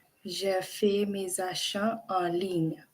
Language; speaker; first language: French; non-native, learner; English